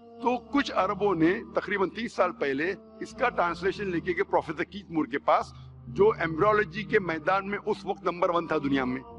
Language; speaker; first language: Hindi; non-native, local second language; Konkani